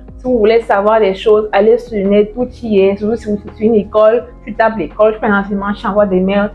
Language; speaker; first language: French; native; French